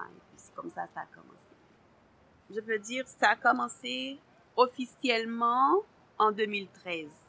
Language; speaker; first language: French; non-native, local second language; Haitian Creole